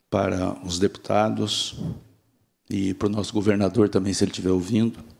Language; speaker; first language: Portuguese; native; Portuguese